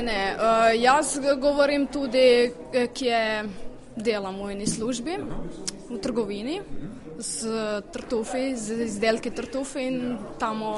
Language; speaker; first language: Slovenian; early bilingual, heritage; Croatian